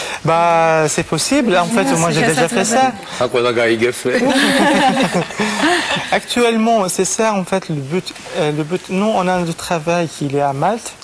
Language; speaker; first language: French; non-native, fluent; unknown